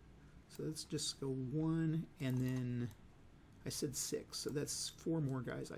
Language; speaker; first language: English; native; English